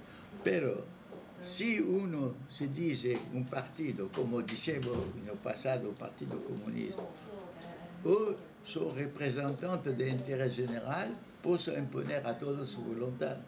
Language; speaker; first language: Spanish; non-native, fluent; French